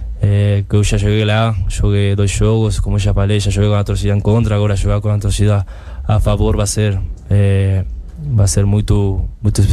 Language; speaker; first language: Portuguese; non-native, fluent; Spanish